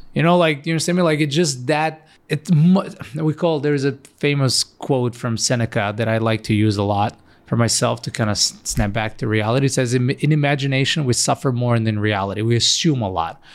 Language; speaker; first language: English; non-native, fluent; Macedonian